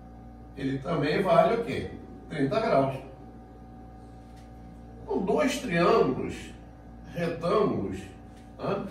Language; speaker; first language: Portuguese; native; Portuguese